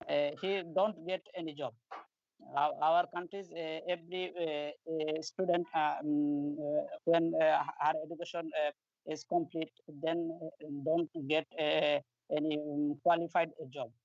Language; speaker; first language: English; non-native, learner; Bangla